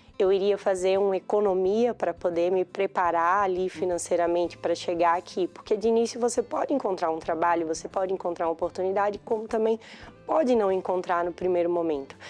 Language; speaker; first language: Portuguese; native; Portuguese